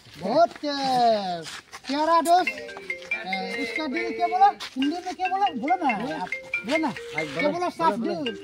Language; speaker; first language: Hindi; non-native, local second language; Khasi